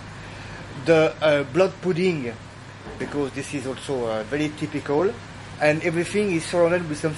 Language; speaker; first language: English; non-native, fluent; French